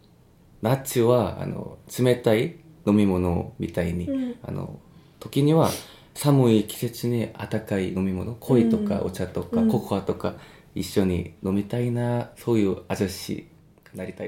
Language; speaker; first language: Japanese; non-native, fluent; Korean